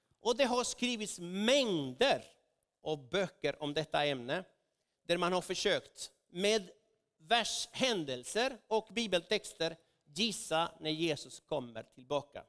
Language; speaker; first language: Swedish; non-native, fluent; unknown